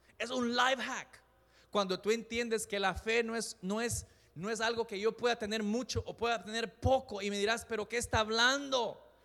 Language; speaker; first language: Spanish; native; Spanish